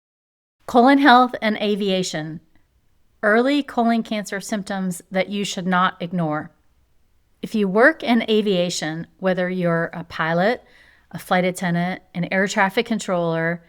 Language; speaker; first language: English; native; English